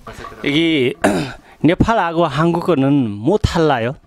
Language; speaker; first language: Korean; non-native, learner; Nepali